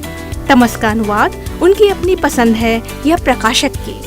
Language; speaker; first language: Hindi; native; Hindi